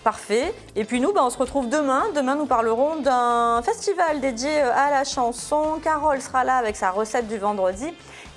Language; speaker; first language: French; native; French